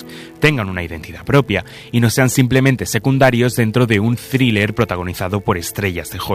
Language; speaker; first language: Spanish; native; Spanish